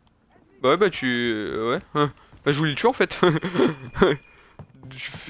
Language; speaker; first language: French; native; French